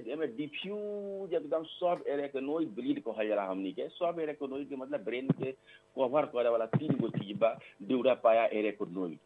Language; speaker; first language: Bhojpuri; native; Bhojpuri